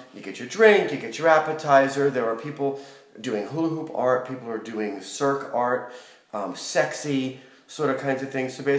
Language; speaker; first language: English; native; English